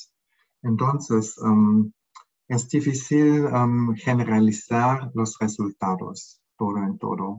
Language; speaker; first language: Spanish; non-native, fluent; German